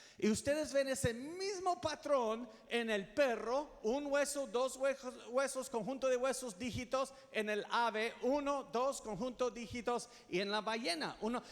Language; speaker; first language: Spanish; non-native, fluent; English